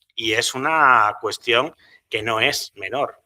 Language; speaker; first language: Spanish; native; Spanish